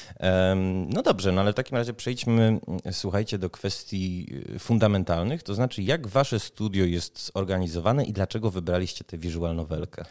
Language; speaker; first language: Polish; native; Polish